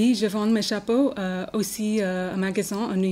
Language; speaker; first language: French; non-native, learner; English